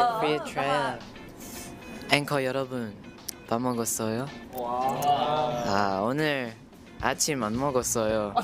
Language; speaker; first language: Korean; non-native, learner; Filipino